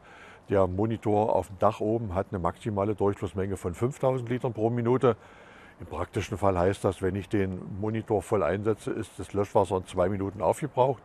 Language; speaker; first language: German; native; German